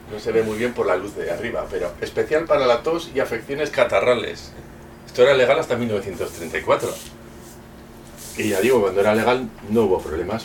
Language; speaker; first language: Spanish; native; Spanish